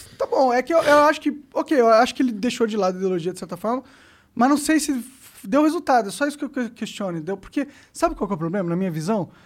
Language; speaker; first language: Portuguese; native; Portuguese